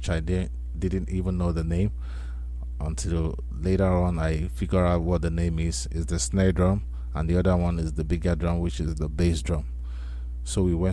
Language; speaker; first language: English; non-native, local second language; Yoruba